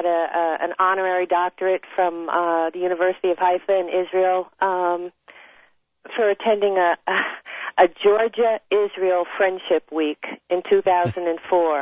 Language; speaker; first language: English; native; English